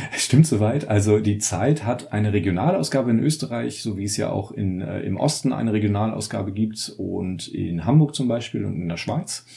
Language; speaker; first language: German; native; German